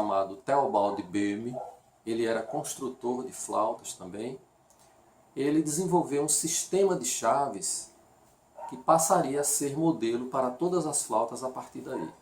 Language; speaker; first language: Portuguese; native; Portuguese